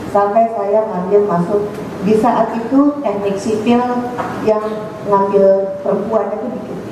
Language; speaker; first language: Indonesian; native; Indonesian